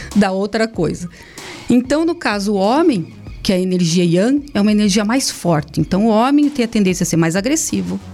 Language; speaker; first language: Portuguese; native; Portuguese